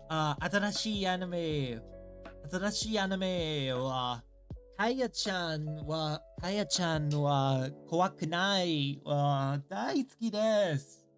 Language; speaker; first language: Japanese; non-native, learner; English